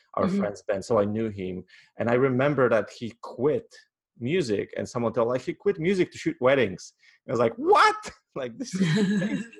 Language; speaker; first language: English; non-native, fluent; Polish